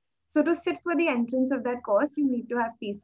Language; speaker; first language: English; non-native, local second language; Hindi